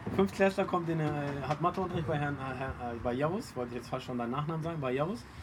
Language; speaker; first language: German; early bilingual, other home language; Turkish